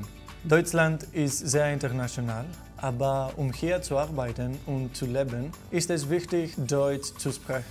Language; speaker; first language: German; non-native, fluent; Greek